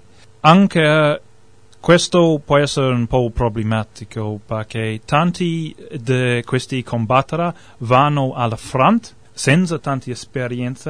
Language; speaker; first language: Italian; non-native, learner; English